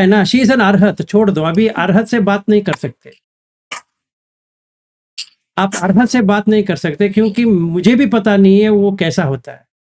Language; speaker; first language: Hindi; native; Hindi